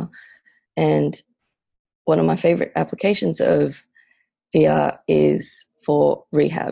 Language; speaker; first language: English; non-native, local second language; Filipino